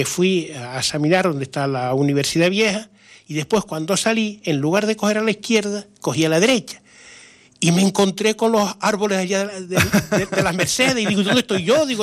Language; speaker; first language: Spanish; native; Spanish